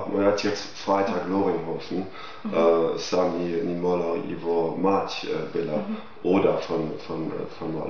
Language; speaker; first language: Russian; non-native, fluent; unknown